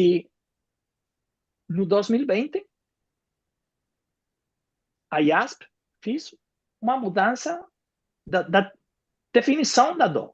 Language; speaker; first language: Portuguese; non-native, fluent; Spanish